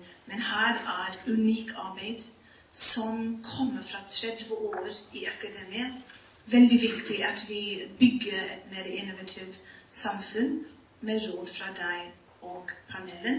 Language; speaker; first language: Norwegian; non-native, fluent; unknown